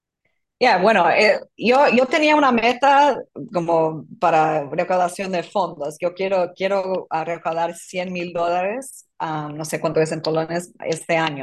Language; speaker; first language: Spanish; non-native, fluent; English